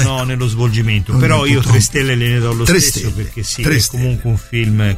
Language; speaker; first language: Italian; native; Italian